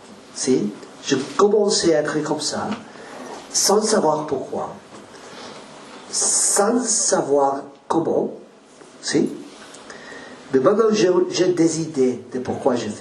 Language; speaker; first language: French; non-native, learner; Spanish